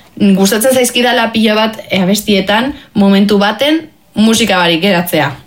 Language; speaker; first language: Basque; non-native, local second language; Spanish